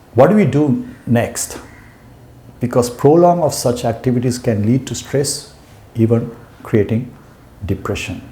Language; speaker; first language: English; non-native, local second language; Sinhala